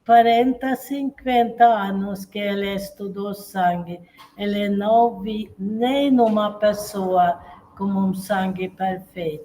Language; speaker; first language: Portuguese; non-native, fluent; Swedish